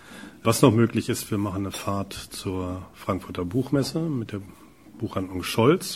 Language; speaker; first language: German; native; German